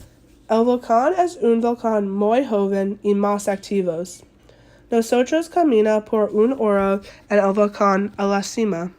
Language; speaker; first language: Spanish; non-native, learner; English